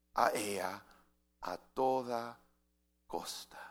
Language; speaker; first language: Spanish; native; Spanish